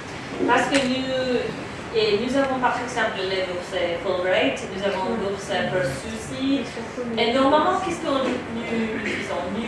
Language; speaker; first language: French; non-native, fluent; English